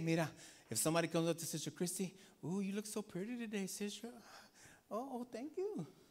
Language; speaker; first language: English; early bilingual, other home language; Spanish